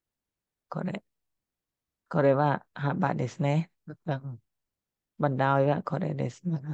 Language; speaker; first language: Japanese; non-native, fluent; Khmer